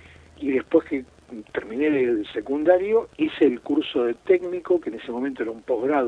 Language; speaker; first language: Spanish; native; Spanish